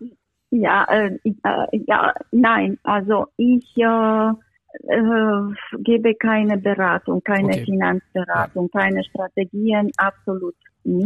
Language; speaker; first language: German; non-native, fluent; Romanian